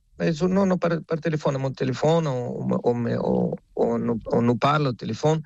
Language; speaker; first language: French; non-native, fluent; Spanish